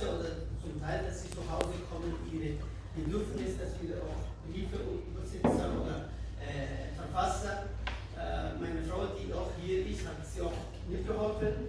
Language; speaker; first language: German; non-native, fluent; Somali